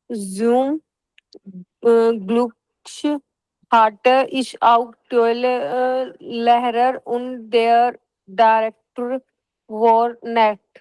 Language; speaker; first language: German; non-native, learner; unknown